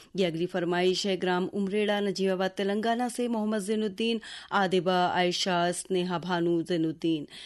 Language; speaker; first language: Hindi; native; Hindi